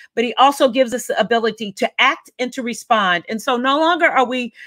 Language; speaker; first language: English; native; English